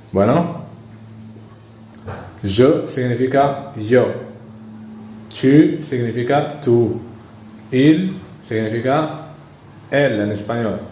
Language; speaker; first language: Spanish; non-native, fluent; Arabic